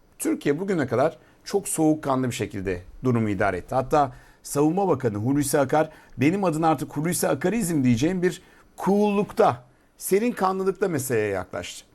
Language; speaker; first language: Turkish; native; Turkish